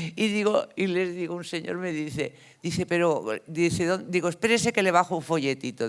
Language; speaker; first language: Spanish; native; Spanish